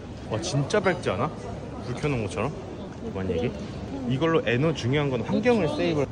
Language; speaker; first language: Korean; early bilingual, heritage; Korean